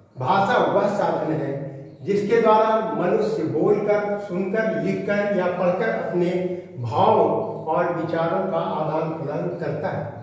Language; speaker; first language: Hindi; native; Hindi